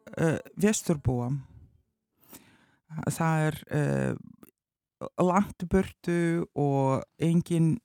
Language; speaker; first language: Icelandic; non-native, learner; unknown